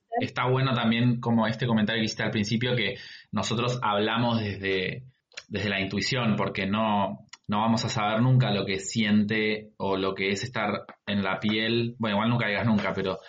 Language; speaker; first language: Spanish; native; Spanish